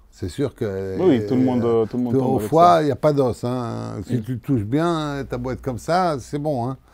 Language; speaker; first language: French; native; French